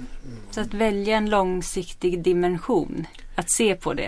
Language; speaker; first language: Swedish; native; Swedish